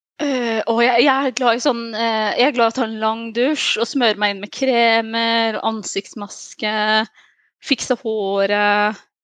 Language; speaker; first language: Norwegian; early bilingual, other home language; Somali